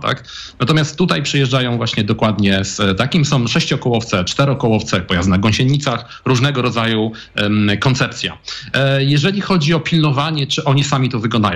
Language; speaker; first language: Polish; native; Polish